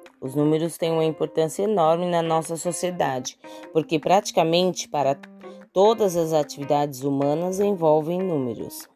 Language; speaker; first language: Portuguese; native; Portuguese